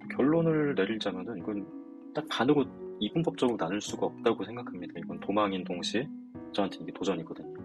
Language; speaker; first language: Korean; native; Korean